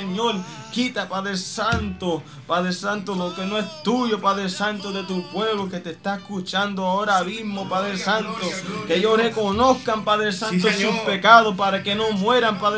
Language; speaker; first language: Spanish; native; Spanish